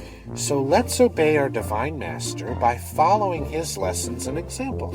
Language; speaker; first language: English; native; English